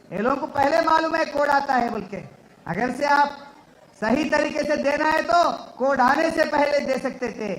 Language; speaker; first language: Hindi; non-native, local second language; Telugu